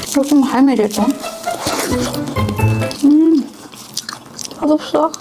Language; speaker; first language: Chinese; non-native, learner; Korean